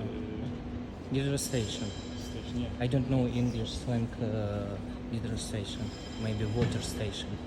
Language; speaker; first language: English; non-native, learner; Ukrainian